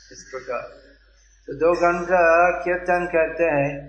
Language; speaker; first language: Hindi; non-native, fluent; English